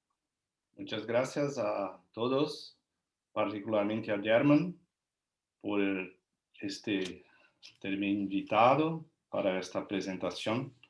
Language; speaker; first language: Spanish; non-native, learner; Portuguese